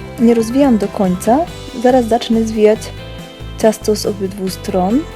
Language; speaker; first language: Polish; native; Polish